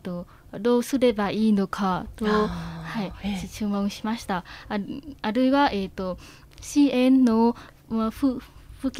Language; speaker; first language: Japanese; non-native, fluent; Vietnamese